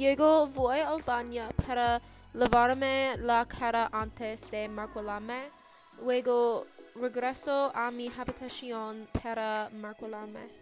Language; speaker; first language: Spanish; non-native, learner; English